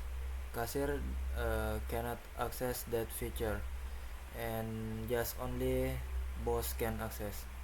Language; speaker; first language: English; non-native, learner; Indonesian